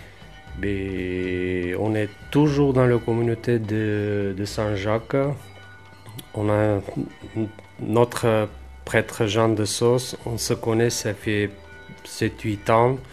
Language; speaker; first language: French; non-native, fluent; Armenian